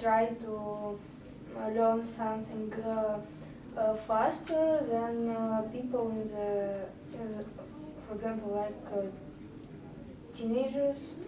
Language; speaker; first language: English; non-native, learner; Russian